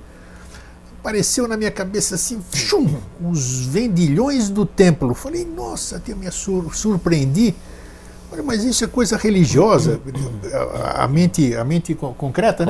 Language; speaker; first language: Portuguese; native; Portuguese